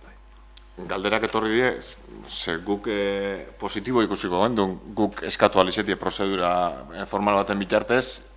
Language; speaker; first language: Basque; native; Basque